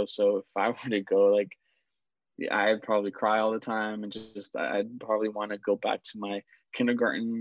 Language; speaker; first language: English; early bilingual, other home language; Spanish